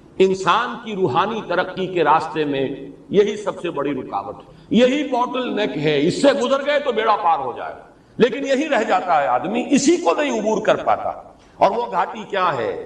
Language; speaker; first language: Urdu; native; Urdu